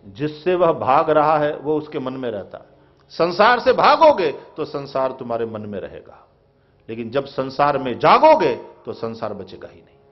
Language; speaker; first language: Hindi; non-native, local second language; Gujarati